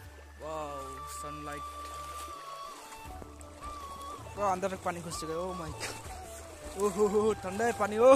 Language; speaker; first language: Hindi; non-native, local second language; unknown